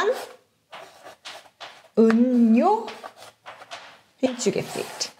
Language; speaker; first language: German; non-native, fluent; Korean